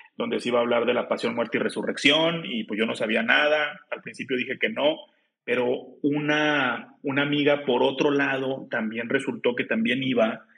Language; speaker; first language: Spanish; native; Spanish